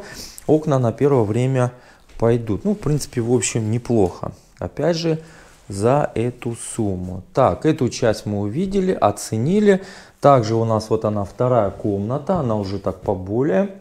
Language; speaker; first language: Russian; native; Russian